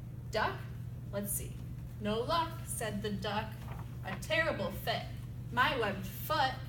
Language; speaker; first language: English; native; English